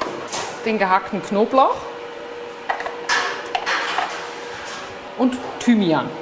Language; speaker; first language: German; native; German